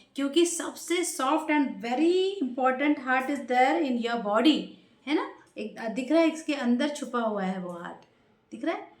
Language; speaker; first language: Hindi; non-native, local second language; Marathi